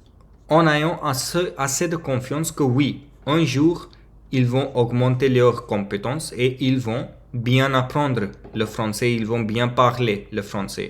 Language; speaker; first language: French; non-native, learner; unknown